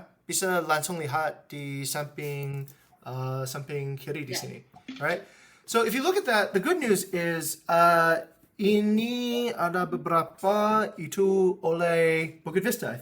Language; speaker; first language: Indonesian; non-native, fluent; English